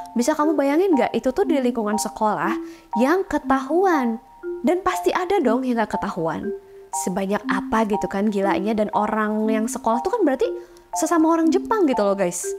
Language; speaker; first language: Indonesian; native; Indonesian